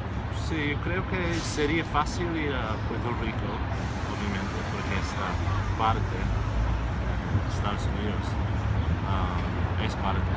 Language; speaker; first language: Spanish; non-native, fluent; English